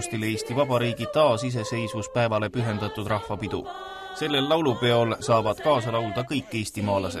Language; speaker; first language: Estonian; native; Estonian